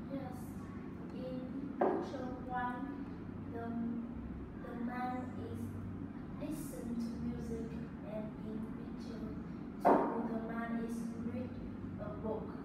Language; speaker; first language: English; non-native, learner; Vietnamese